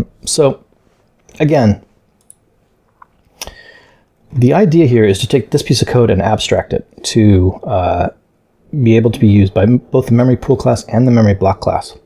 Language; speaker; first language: English; native; English